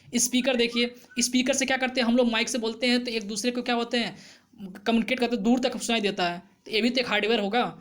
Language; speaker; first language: Hindi; native; Hindi